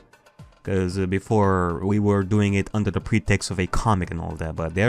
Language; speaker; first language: English; native; English